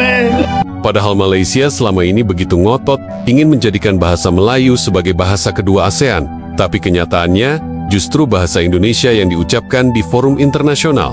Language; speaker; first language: Indonesian; native; Indonesian